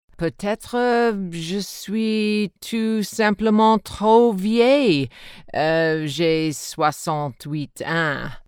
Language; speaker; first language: French; non-native, learner; English